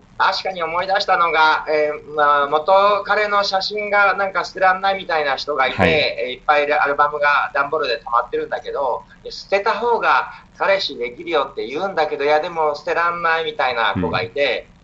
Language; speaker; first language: Japanese; native; Japanese